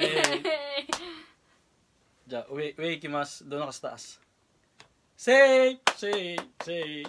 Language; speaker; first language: Japanese; non-native, learner; Filipino